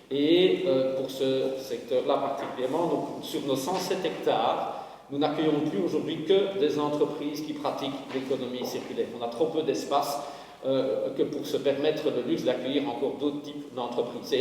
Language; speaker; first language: French; native; French